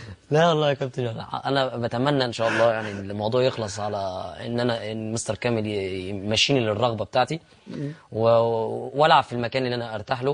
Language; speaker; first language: Arabic; native; Arabic